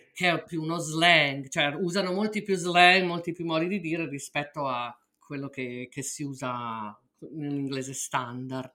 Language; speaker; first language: Italian; native; Italian